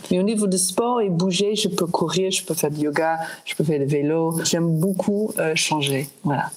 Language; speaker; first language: French; non-native, fluent; English